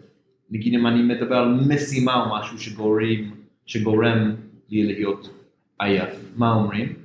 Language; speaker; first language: Hebrew; non-native, fluent; English